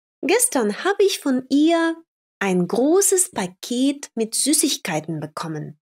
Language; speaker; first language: German; non-native, fluent; Russian